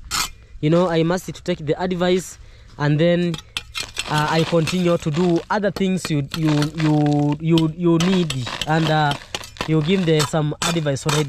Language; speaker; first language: English; non-native, learner; Swahili